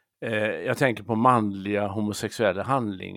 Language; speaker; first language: Swedish; native; Swedish